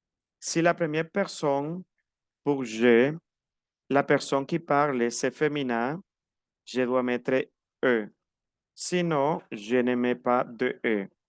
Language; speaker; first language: French; non-native, fluent; Spanish